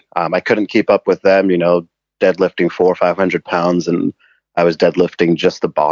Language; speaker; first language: English; native; English